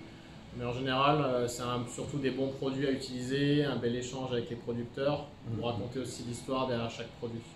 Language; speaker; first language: French; native; French